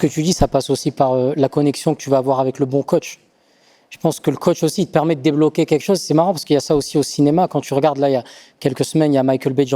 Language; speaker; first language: French; native; French